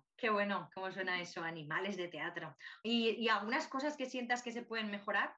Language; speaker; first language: Spanish; native; Spanish